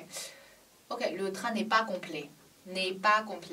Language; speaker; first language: French; non-native, learner; Chinese